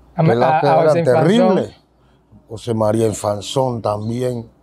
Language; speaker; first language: Spanish; native; Spanish